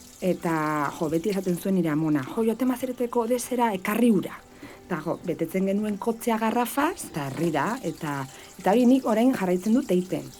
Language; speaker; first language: Basque; non-native, local second language; Spanish